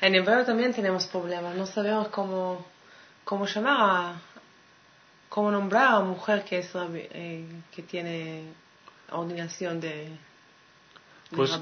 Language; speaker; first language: Spanish; non-native, fluent; Hebrew